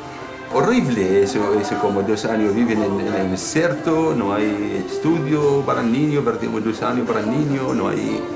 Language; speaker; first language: Spanish; non-native, learner; Arabic